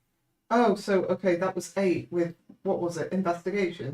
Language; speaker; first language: English; native; English